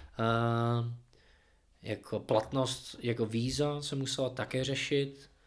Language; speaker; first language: Czech; non-native, fluent; English